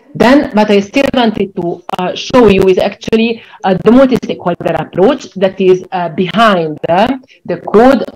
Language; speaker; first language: English; non-native, fluent; Ukrainian